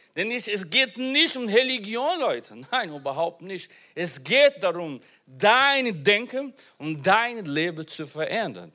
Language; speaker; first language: German; non-native, learner; Portuguese